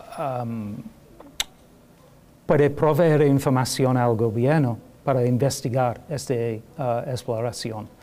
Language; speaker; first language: Spanish; non-native, learner; English